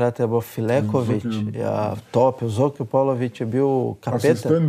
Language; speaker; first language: Slovenian; non-native, learner; Portuguese